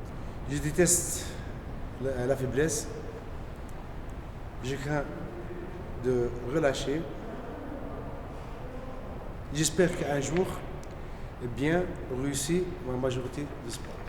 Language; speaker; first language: French; non-native, learner; Arabic